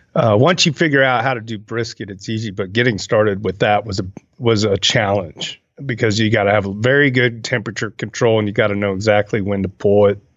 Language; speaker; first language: English; native; English